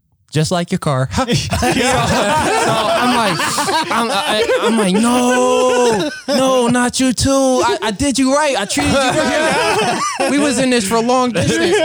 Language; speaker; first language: English; native; English